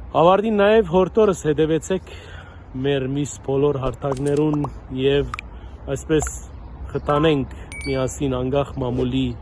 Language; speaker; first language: Armenian; early bilingual, heritage; Armenian